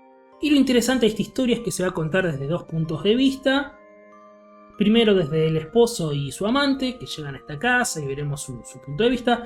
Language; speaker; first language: Spanish; native; Spanish